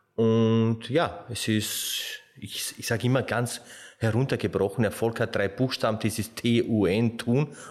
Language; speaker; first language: German; non-native, fluent; Slovenian